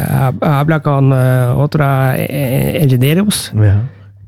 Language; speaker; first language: Spanish; non-native, learner; Norwegian